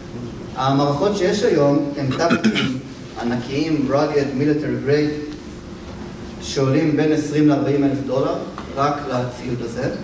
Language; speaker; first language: Hebrew; native; Hebrew